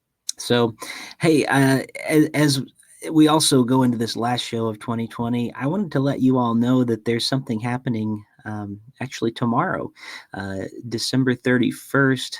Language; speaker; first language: English; native; English